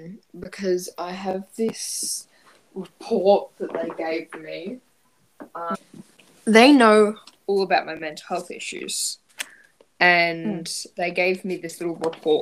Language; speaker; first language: English; native; English